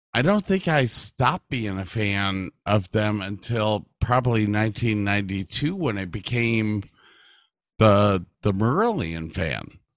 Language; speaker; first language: English; native; English